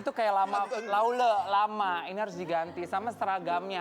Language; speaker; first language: Indonesian; native; Indonesian